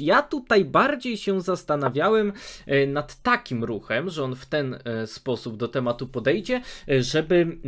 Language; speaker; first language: Polish; native; Polish